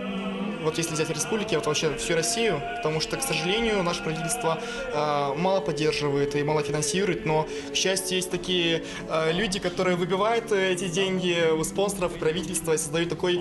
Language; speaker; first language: Russian; non-native, local second language; Azerbaijani